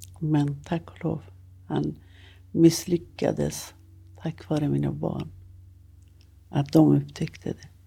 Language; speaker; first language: Swedish; non-native, fluent; Persian